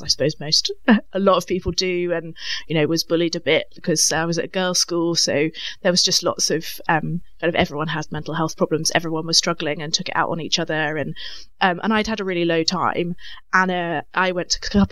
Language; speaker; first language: English; native; English